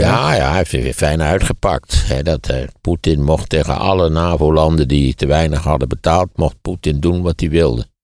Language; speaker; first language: Dutch; native; Dutch